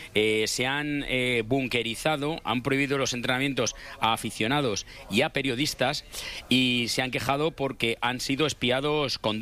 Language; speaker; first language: Spanish; native; Spanish